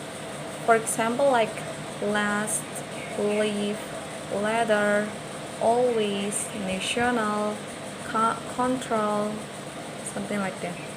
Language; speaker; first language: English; non-native, learner; Indonesian